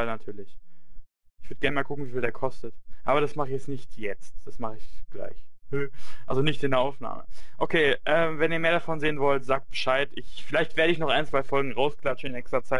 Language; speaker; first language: German; native; German